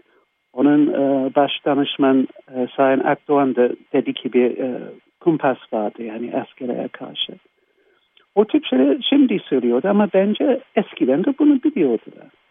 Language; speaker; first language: Turkish; non-native, fluent; English